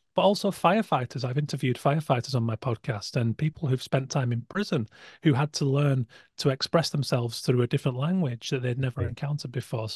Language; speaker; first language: English; native; English